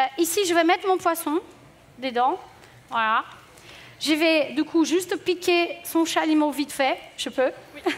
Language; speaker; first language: French; non-native, fluent; Portuguese